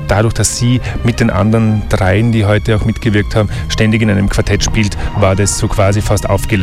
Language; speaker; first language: German; native; German